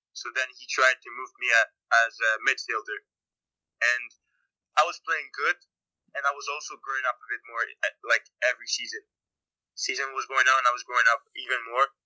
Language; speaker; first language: English; native; English